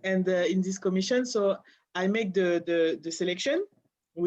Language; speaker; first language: English; non-native, learner; French